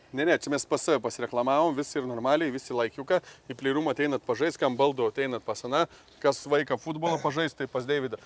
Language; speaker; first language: Lithuanian; native; Lithuanian